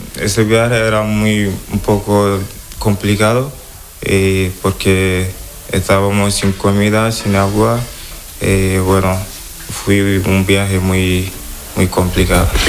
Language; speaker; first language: Spanish; non-native, fluent; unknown